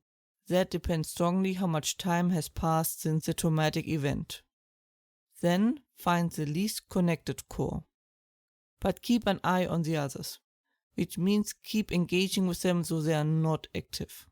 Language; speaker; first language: English; non-native, fluent; German